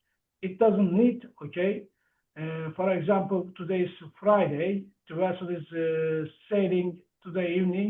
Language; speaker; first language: English; non-native, learner; Turkish